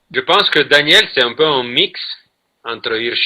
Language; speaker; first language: French; non-native, fluent; Italian